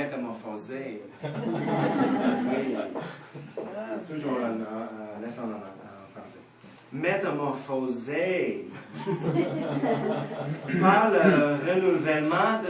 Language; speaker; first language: French; non-native, fluent; English